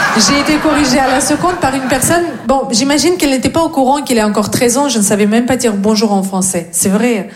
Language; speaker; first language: French; non-native, fluent; Russian